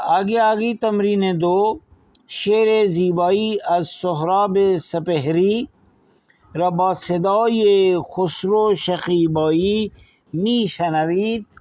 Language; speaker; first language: Persian; non-native, fluent; Urdu